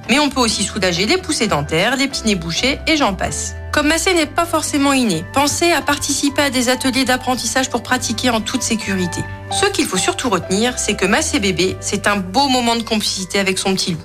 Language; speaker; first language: French; native; French